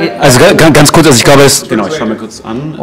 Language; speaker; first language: German; native; German